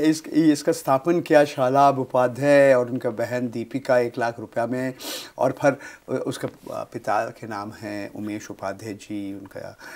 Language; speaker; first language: Hindi; non-native, local second language; Bangla